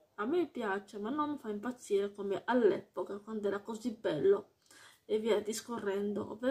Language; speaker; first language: Italian; early bilingual, heritage; Italian